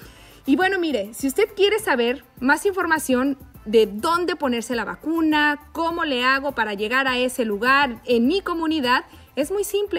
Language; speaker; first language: Spanish; native; Spanish